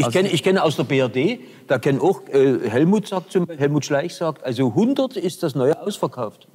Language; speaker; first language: German; native; German